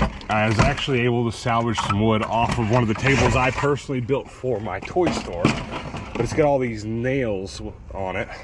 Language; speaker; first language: English; native; English